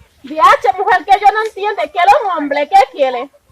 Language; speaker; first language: Spanish; non-native, fluent; Haitian Creole